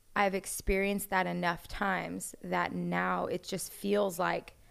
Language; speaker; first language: English; native; English